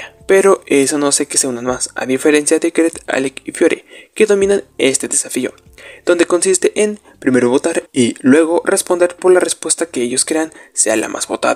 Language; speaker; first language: Spanish; native; Spanish